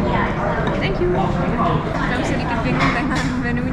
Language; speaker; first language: Indonesian; non-native, fluent; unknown